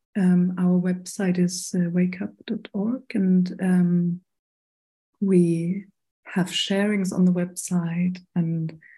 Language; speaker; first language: English; non-native, fluent; German